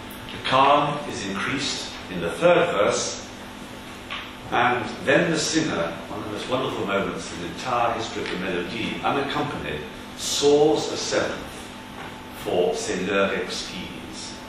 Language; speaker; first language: English; native; English